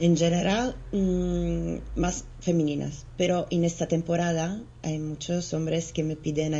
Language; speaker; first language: Spanish; non-native, fluent; Italian